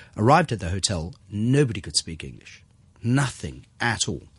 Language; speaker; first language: English; native; English